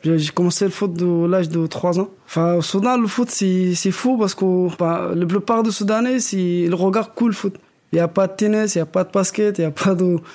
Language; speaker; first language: French; non-native, learner; Arabic